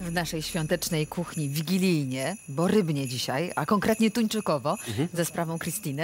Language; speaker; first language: Polish; native; Polish